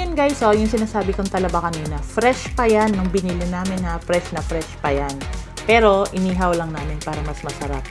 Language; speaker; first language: Filipino; non-native, local second language; Cebuano